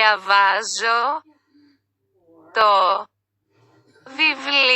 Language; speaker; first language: Greek; non-native, learner; Ukrainian